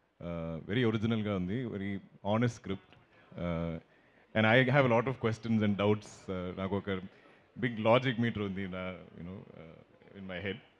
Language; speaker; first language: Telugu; non-native, learner; Malayalam